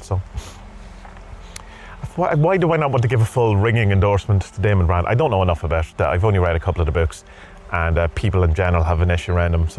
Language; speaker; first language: English; native; English